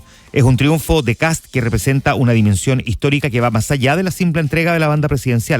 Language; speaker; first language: Spanish; native; Spanish